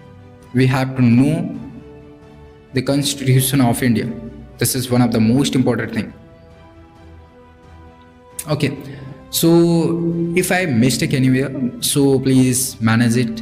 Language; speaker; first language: English; non-native, learner; Bhojpuri